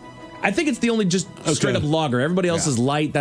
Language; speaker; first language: English; native; English